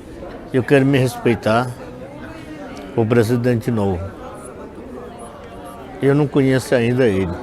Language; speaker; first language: Portuguese; non-native, local second language; Yanomámi